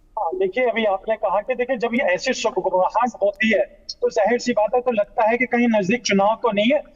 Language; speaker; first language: Hindi; native; Hindi